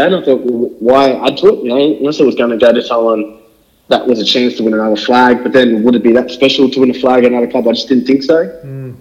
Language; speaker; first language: English; native; English